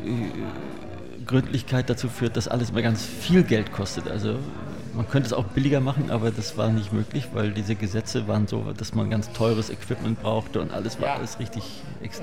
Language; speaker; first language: German; native; German